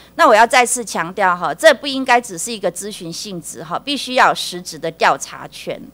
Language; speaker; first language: Chinese; native; Chinese